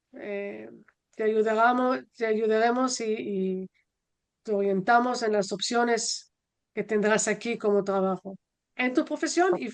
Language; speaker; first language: Spanish; non-native, fluent; Hebrew